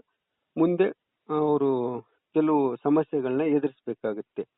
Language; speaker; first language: Kannada; native; Kannada